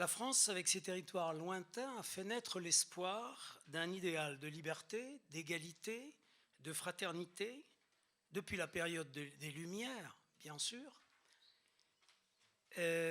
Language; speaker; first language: French; native; French